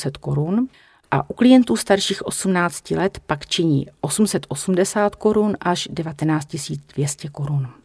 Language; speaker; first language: Czech; native; Czech